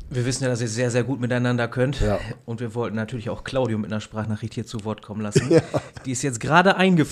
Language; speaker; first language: German; native; German